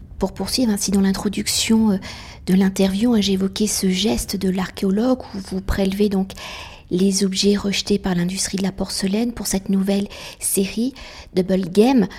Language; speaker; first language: French; native; French